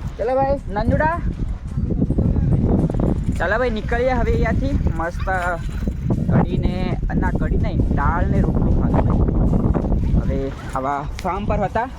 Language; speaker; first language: Gujarati; native; Gujarati